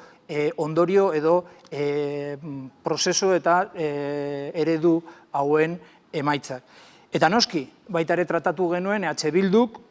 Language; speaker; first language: Basque; native; Basque